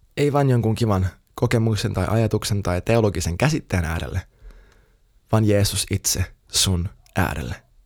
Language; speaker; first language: Finnish; native; Finnish